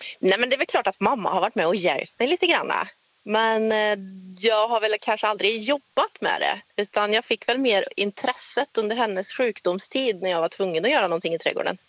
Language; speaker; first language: Swedish; native; Swedish